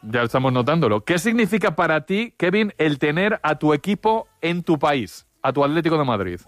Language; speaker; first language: Spanish; native; Spanish